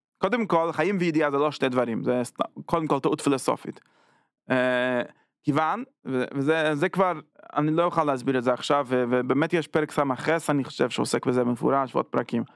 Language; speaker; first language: Hebrew; non-native, fluent; English